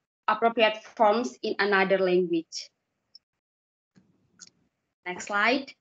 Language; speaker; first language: English; non-native, learner; Indonesian